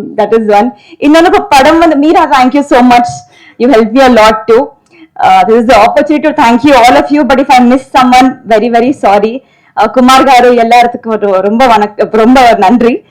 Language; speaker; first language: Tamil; non-native, learner; Telugu